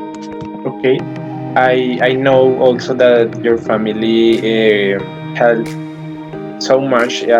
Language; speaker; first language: English; non-native, learner; Spanish